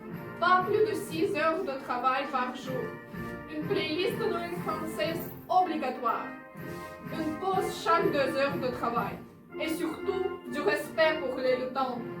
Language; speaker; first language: French; non-native, fluent; Ukrainian